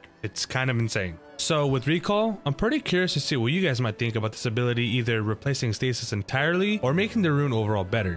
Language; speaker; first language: English; native; English